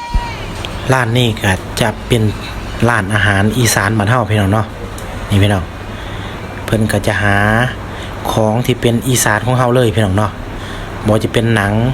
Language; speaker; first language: Thai; non-native, local second language; Lao